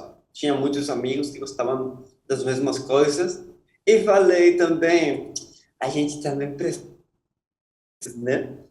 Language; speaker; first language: Portuguese; non-native, fluent; Spanish